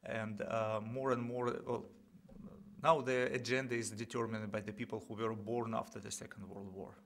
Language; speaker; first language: English; non-native, fluent; Russian